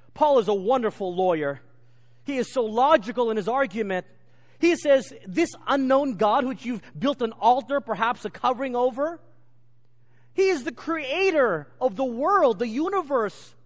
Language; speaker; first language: English; native; English